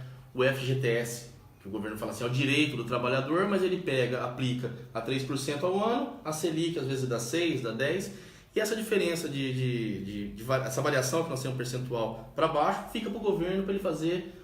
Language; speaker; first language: Portuguese; native; Portuguese